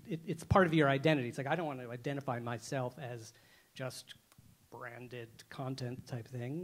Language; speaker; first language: English; native; English